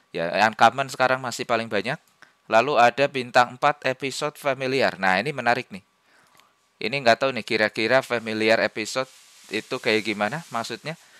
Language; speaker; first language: Indonesian; native; Indonesian